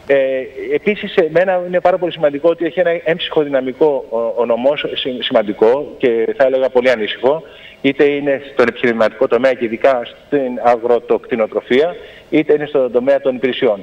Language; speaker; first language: Greek; native; Greek